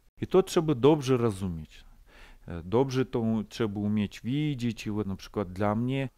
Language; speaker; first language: Polish; non-native, fluent; Ukrainian